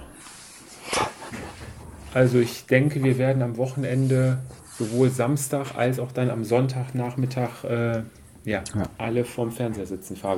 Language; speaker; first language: German; native; German